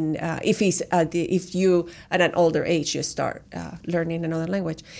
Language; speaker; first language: English; non-native, fluent; Spanish